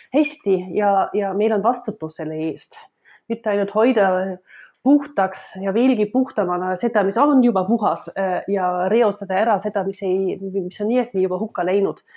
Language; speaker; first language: Estonian; non-native, fluent; German